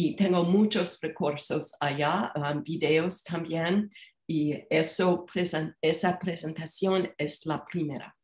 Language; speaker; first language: Spanish; non-native, fluent; English